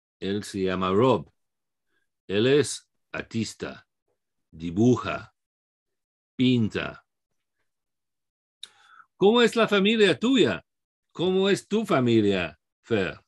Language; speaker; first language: Spanish; non-native, fluent; English